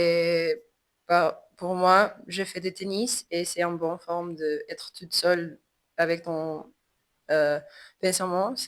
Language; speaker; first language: French; non-native, learner; Spanish